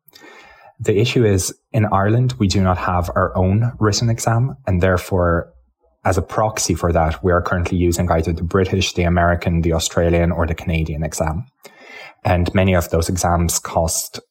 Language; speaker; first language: English; non-native, local second language; Lithuanian